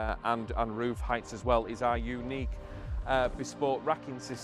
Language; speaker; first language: English; native; English